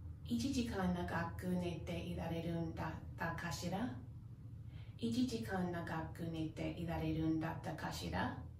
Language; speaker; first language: Japanese; non-native, learner; English